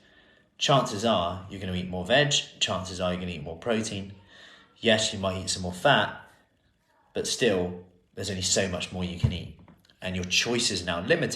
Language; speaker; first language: English; native; English